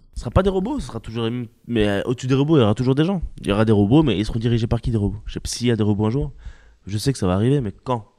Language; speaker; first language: French; early bilingual, other home language; Arabic